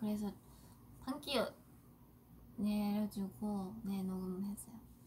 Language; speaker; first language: Korean; non-native, fluent; Japanese